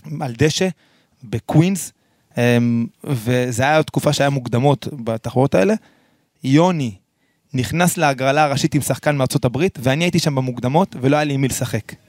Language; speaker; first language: Hebrew; early bilingual, other home language; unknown